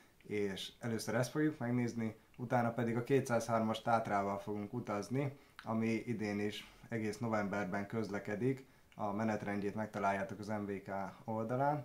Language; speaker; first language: Hungarian; native; Hungarian